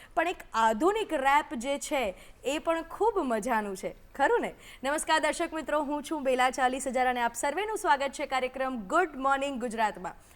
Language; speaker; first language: Gujarati; native; Gujarati